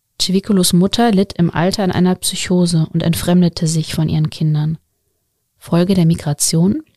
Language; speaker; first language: German; native; German